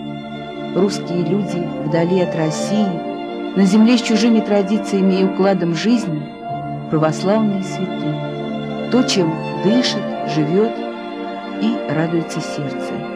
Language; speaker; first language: Russian; native; Russian